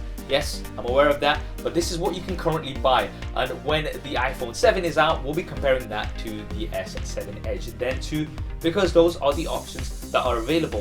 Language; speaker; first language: English; native; English